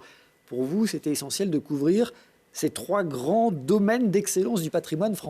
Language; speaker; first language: French; native; French